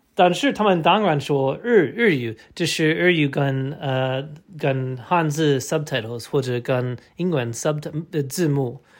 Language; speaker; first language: Chinese; non-native, learner; English